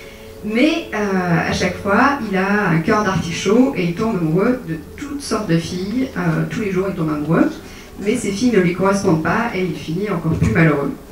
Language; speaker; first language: French; native; French